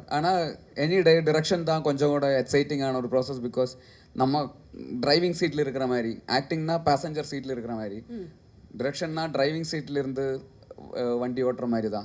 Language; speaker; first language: Tamil; non-native, learner; Malayalam